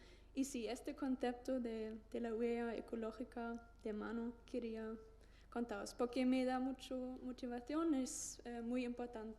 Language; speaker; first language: Spanish; non-native, learner; German